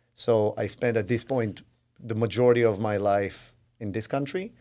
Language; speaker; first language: English; non-native, fluent; Hebrew